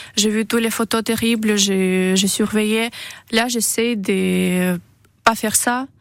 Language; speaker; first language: French; non-native, learner; Russian